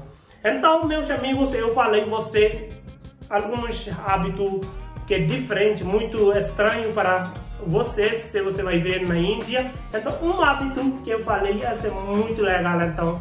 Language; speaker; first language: Portuguese; non-native, learner; Hindi